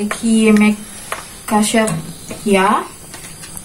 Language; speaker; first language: Turkish; non-native, learner; Indonesian